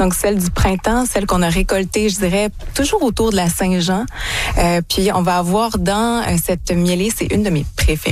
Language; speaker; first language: French; native; French